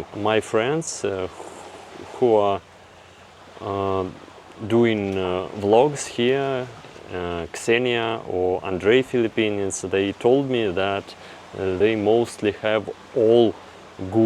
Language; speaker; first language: English; non-native, fluent; Russian